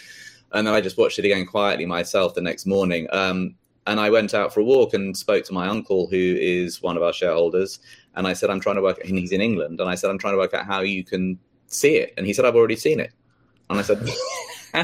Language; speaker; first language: English; native; English